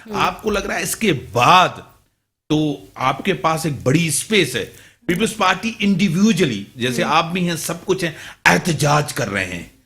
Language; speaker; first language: Urdu; native; Urdu